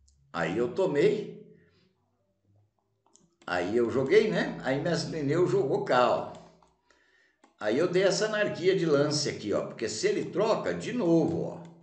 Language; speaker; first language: Portuguese; native; Portuguese